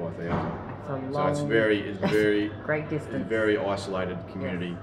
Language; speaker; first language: English; native; English